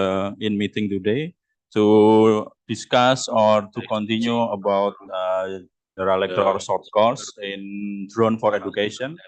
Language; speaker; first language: English; non-native, learner; Indonesian